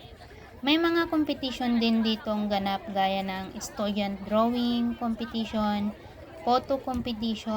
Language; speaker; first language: Filipino; native; Filipino